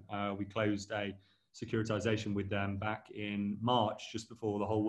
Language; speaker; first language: English; native; English